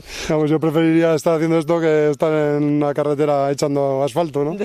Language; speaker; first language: Spanish; native; Spanish